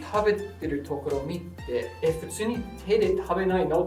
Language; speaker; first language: Japanese; non-native, fluent; English